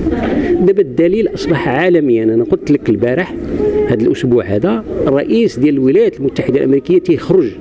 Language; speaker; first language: Arabic; native; Arabic